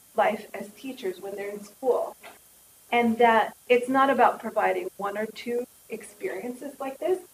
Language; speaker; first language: English; native; English